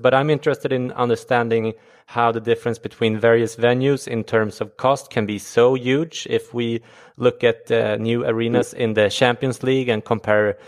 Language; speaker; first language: English; non-native, fluent; Swedish